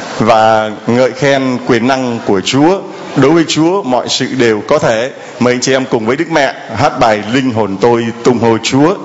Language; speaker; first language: Vietnamese; native; Vietnamese